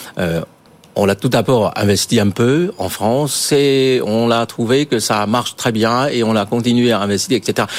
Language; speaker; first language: French; non-native, fluent; Chinese